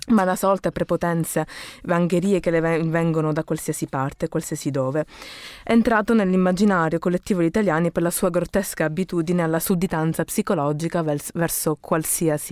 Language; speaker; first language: Italian; native; Italian